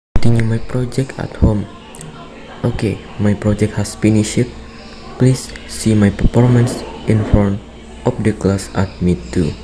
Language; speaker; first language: English; non-native, learner; Indonesian